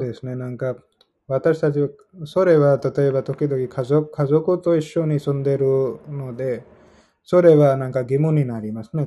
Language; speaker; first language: Japanese; non-native, learner; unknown